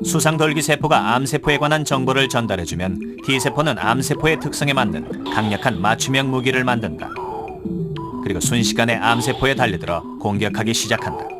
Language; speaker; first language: Korean; native; Korean